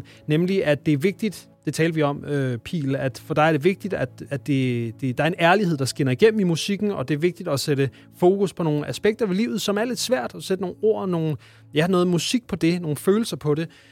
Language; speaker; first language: Danish; native; Danish